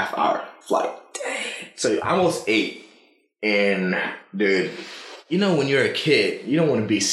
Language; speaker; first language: English; non-native, fluent; Spanish